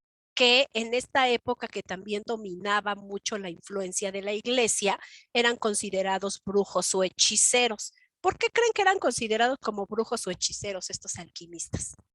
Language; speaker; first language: Spanish; native; Spanish